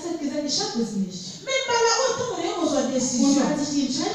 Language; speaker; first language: German; non-native, fluent; Lingala